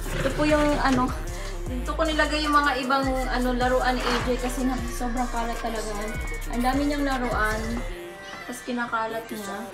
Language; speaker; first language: Filipino; native; Filipino